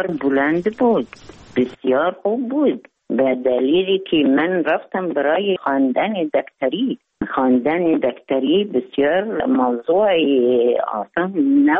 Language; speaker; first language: Persian; non-native, fluent; Arabic